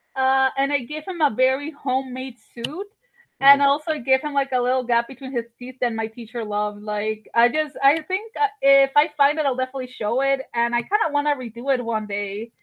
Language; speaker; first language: English; non-native, fluent; Spanish